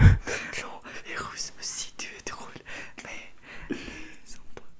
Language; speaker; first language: French; non-native, learner; Russian